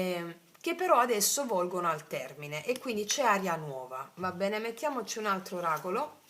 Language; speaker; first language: Italian; native; Italian